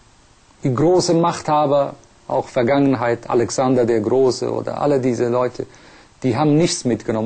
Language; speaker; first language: German; non-native, fluent; Persian